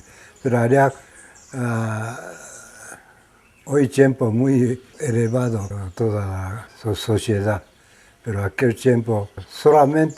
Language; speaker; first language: Spanish; non-native, learner; Japanese